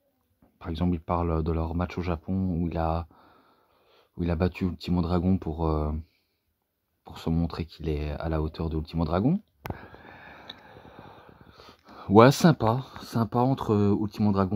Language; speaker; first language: French; native; French